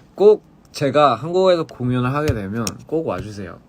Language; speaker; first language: Korean; early bilingual, other home language; English